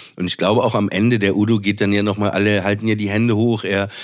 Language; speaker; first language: German; native; German